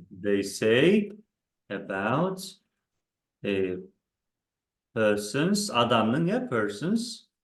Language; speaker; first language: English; non-native, fluent; Kazakh